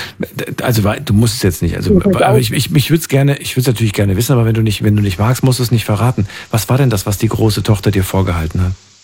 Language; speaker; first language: German; native; German